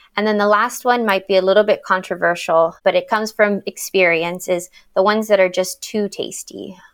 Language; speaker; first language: English; native; English